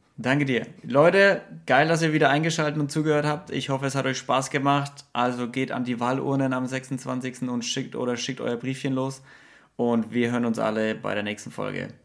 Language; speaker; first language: German; native; German